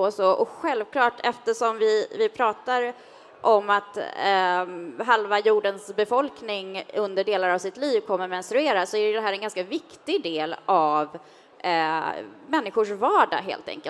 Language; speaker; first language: Swedish; native; Swedish